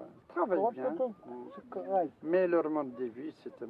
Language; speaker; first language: French; non-native, local second language; Arabic